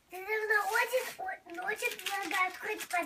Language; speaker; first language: Russian; early bilingual, heritage; English